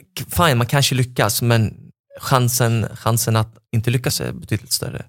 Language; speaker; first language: Swedish; non-native, fluent; Arabic